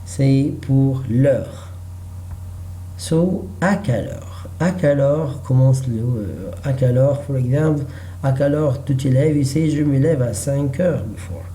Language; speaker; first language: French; non-native, learner; Arabic